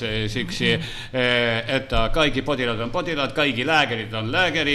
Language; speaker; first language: Finnish; non-native, learner; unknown